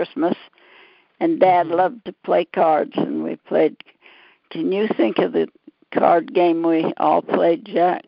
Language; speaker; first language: English; native; English